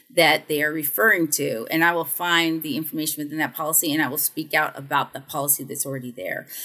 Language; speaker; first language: English; native; English